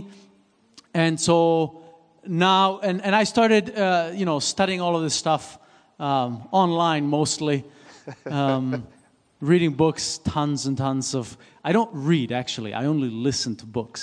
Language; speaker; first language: English; non-native, fluent; Swiss German